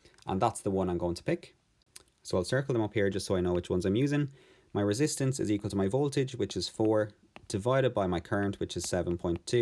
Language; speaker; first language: English; native; English